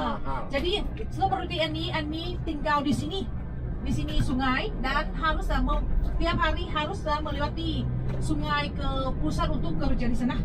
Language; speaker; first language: Indonesian; non-native, fluent; Vietnamese